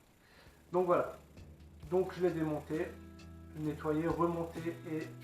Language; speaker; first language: French; native; French